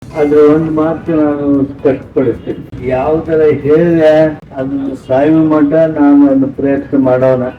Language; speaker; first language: Kannada; native; Kannada